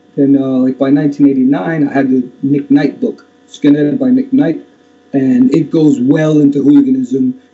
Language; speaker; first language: English; native; English